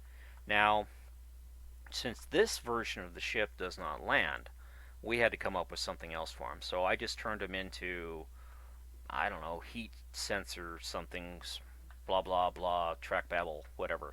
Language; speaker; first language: English; native; English